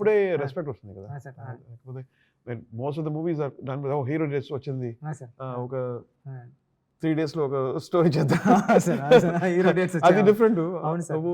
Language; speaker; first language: Telugu; non-native, learner; Tamil